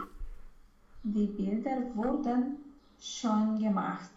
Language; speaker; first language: German; non-native, learner; Romanian